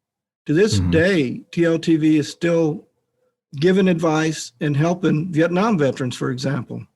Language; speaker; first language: English; native; English